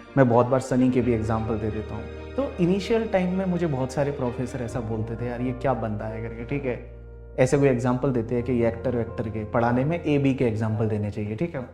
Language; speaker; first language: Hindi; native; Hindi